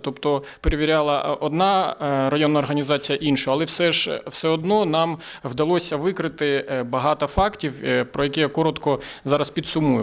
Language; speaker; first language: Ukrainian; native; Ukrainian